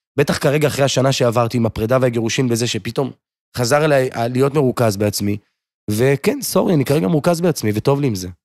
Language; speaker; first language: Hebrew; native; Hebrew